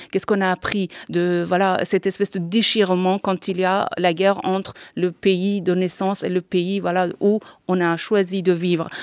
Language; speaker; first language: French; non-native, fluent; Persian